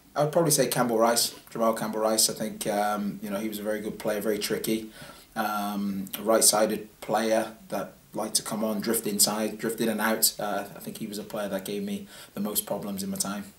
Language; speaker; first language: English; native; English